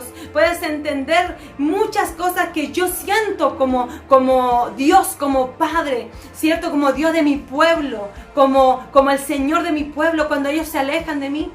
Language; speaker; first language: Spanish; native; Spanish